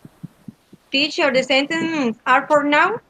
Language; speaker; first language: English; non-native, learner; Spanish